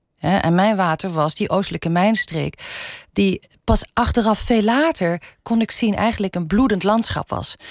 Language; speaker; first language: Dutch; non-native, local second language; Limburgish